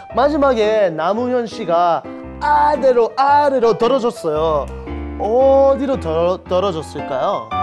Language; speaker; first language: Korean; non-native, learner; English